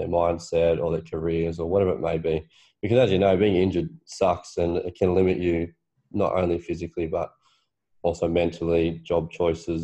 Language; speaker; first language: English; native; English